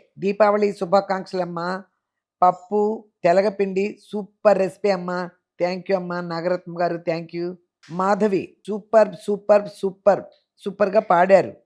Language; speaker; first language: Telugu; native; Telugu